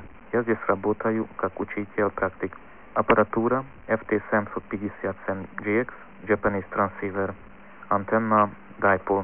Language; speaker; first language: Russian; non-native, learner; Hungarian